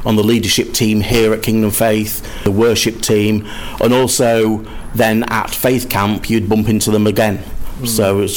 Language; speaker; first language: English; native; English